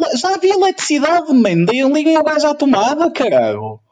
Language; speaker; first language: Portuguese; non-native, fluent; Ukrainian